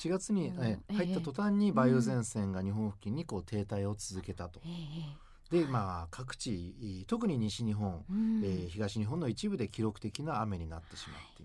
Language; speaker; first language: Japanese; native; Japanese